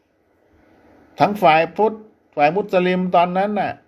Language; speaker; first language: Thai; native; Thai